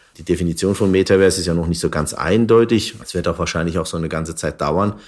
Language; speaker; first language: German; early bilingual, other home language; Turkish